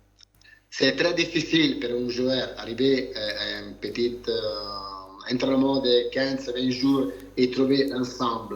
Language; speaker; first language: French; non-native, learner; Italian